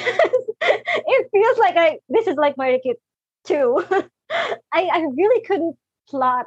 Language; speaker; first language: English; non-native, local second language; Filipino